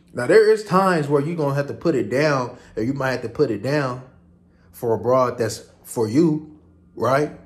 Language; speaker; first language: English; native; English